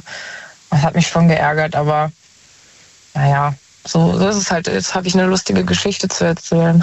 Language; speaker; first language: German; native; German